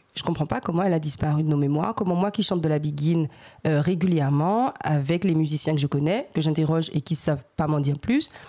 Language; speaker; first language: French; native; French